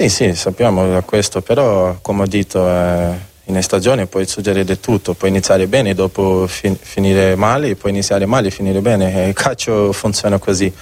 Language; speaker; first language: Italian; non-native, learner; Spanish